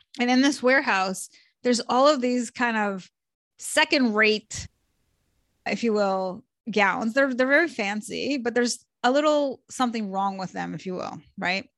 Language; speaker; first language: English; early bilingual, other home language; Hebrew